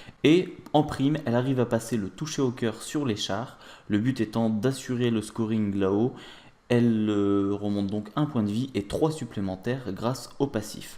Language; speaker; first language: French; native; French